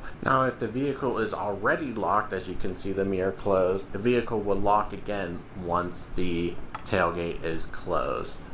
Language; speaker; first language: English; native; English